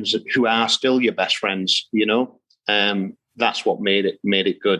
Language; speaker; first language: English; native; English